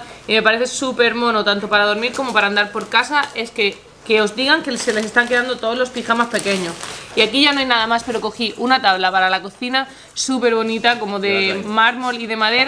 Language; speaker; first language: Spanish; native; Spanish